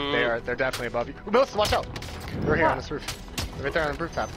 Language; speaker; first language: English; native; English